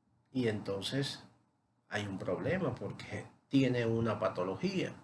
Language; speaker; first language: Spanish; native; Spanish